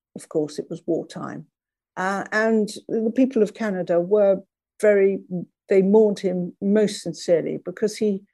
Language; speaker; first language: English; native; English